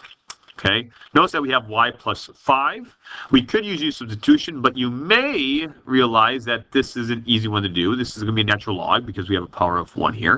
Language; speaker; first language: English; native; English